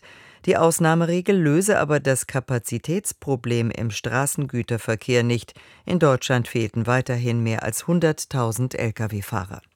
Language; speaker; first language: German; native; German